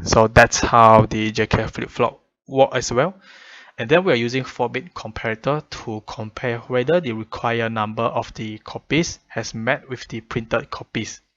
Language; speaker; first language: English; non-native, fluent; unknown